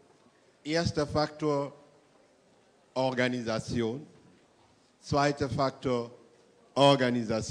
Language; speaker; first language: German; non-native, fluent; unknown